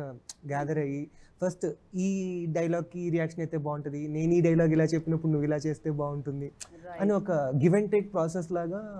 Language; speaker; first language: Telugu; native; Telugu